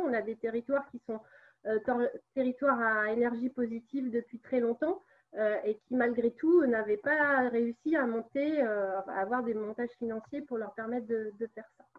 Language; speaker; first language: French; native; French